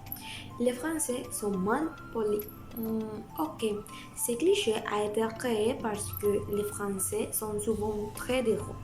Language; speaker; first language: French; non-native, learner; Spanish